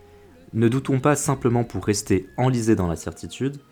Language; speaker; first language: French; native; French